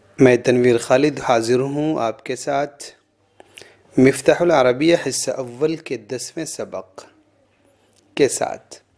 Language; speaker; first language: Urdu; native; Urdu